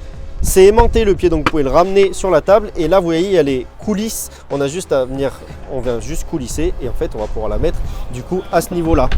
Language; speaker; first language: French; native; French